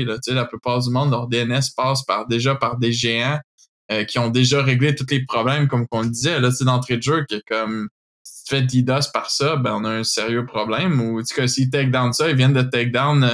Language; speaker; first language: French; native; French